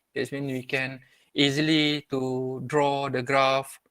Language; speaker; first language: English; non-native, local second language; Malay